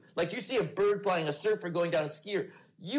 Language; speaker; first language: English; native; English